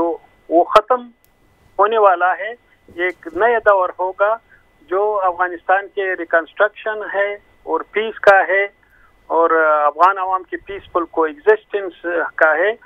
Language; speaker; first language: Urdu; non-native, fluent; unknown